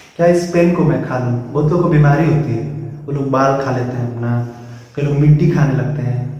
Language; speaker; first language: Hindi; native; Hindi